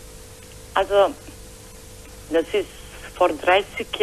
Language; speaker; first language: German; non-native, learner; Croatian